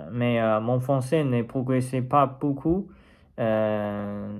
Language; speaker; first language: French; non-native, learner; Chinese